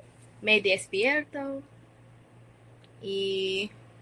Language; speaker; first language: Spanish; non-native, learner; English